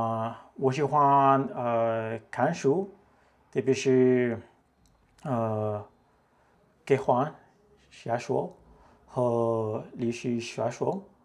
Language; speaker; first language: Chinese; non-native, learner; Spanish